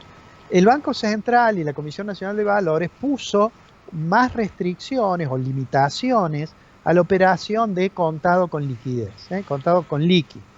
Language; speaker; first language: Spanish; native; Spanish